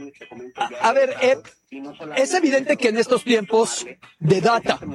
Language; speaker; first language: Spanish; native; Spanish